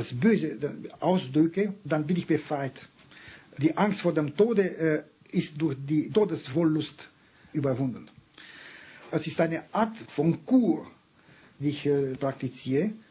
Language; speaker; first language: German; non-native, fluent; Romanian